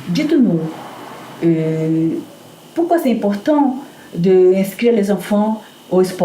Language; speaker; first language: French; non-native, learner; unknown